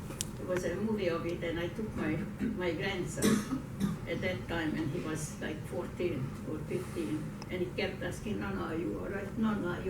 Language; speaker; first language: English; non-native, fluent; Hungarian